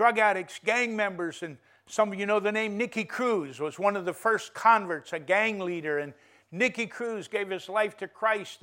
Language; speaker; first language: English; native; English